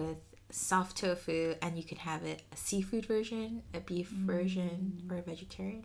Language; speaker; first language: English; early bilingual, other home language; Spanish